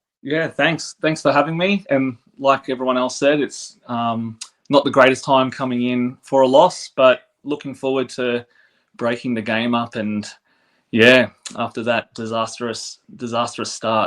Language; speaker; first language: English; native; English